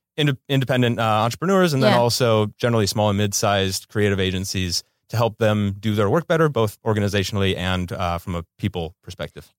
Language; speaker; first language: English; native; English